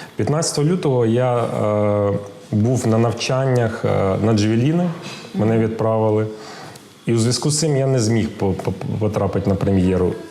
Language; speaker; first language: Ukrainian; non-native, local second language; Russian